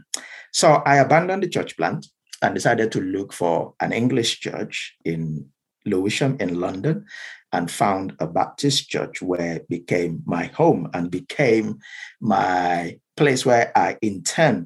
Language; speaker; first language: English; non-native, local second language; Yoruba